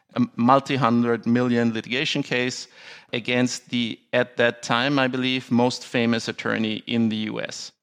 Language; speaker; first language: English; non-native, fluent; German